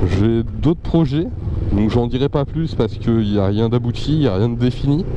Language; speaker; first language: French; native; French